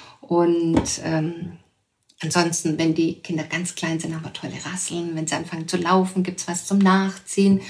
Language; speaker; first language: German; native; German